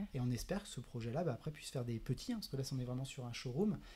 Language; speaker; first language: French; native; French